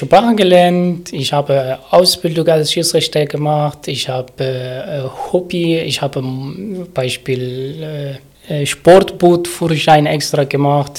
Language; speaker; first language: German; non-native, learner; Arabic